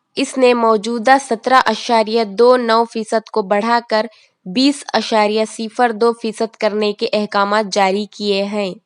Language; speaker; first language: Urdu; native; Urdu